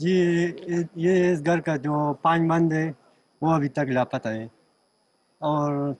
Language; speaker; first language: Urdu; non-native, local second language; Pashto